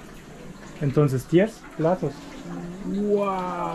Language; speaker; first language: Spanish; non-native, learner; German